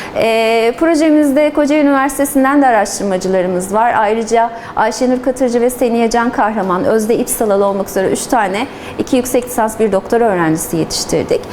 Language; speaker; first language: Turkish; native; Turkish